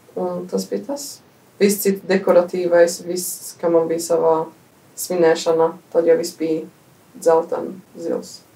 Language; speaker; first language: Latvian; early bilingual, heritage; Latvian